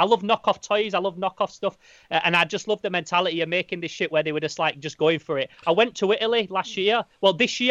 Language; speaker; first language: English; native; English